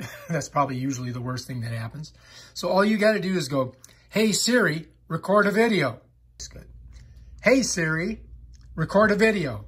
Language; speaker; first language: English; native; English